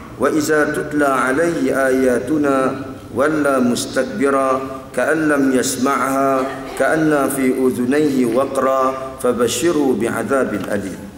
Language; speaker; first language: Malay; native; Malay